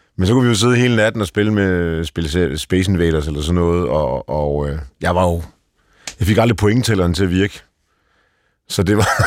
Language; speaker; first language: Danish; early bilingual, other home language; Polish